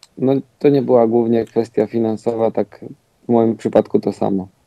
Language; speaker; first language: Polish; native; Polish